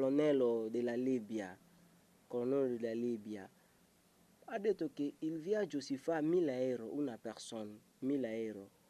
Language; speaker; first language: Italian; non-native, learner; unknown